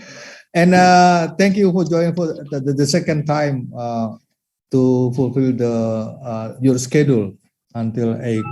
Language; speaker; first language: English; non-native, learner; Indonesian